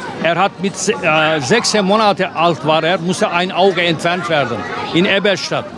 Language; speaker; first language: German; non-native, fluent; Turkish